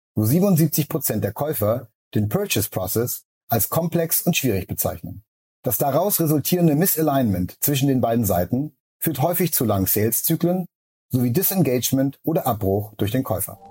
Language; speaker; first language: German; native; German